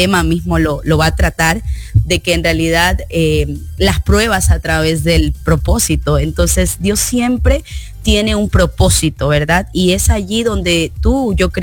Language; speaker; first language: Spanish; native; Spanish